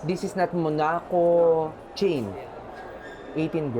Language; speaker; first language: English; non-native, learner; Filipino